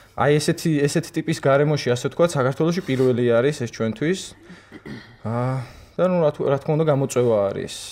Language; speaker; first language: Georgian; native; Georgian